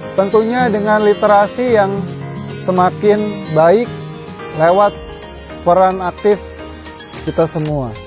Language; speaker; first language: Indonesian; native; Indonesian